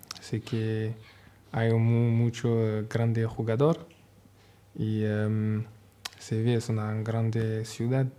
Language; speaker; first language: Spanish; non-native, learner; French